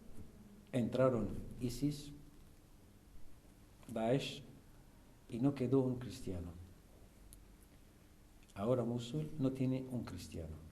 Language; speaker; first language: Spanish; non-native, fluent; Arabic